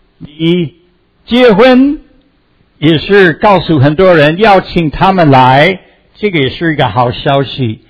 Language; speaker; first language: Chinese; early bilingual, heritage; Chinese